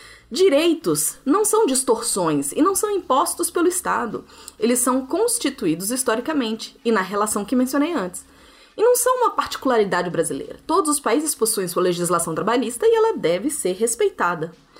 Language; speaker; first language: Portuguese; native; Portuguese